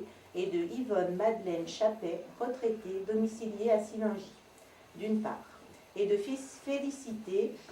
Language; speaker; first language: French; native; French